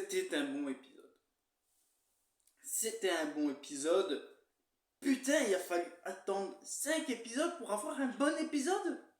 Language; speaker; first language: French; native; French